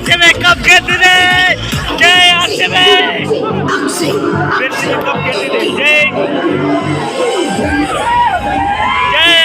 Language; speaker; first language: Kannada; non-native, local second language; Lambadi